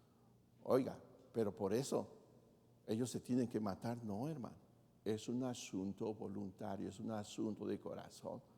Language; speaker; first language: Spanish; native; Spanish